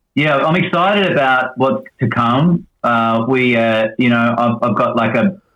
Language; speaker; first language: English; native; English